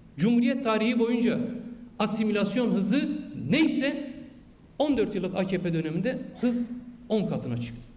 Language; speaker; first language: Turkish; non-native, local second language; Kurdish